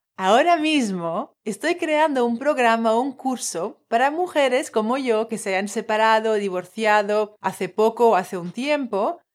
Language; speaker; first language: Spanish; non-native, fluent; French